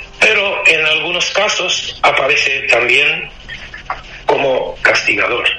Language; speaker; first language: Spanish; non-native, fluent; Romanian